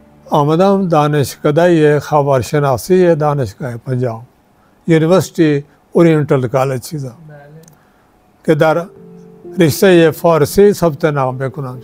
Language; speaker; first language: Persian; non-native, fluent; Punjabi